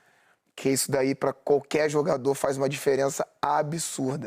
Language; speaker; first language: Portuguese; native; Portuguese